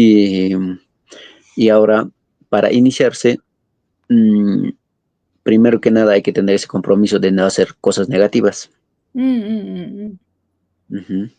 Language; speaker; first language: Spanish; non-native, local second language; Quechua